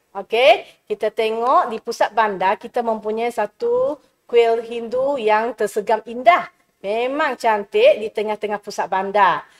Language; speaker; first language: Malay; non-native, local second language; Chinese